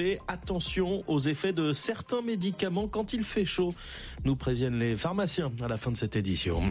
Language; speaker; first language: French; native; French